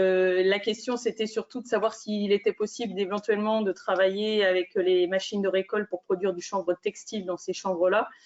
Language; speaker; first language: French; native; French